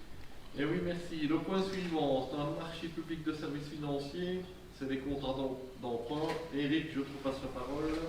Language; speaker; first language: French; native; French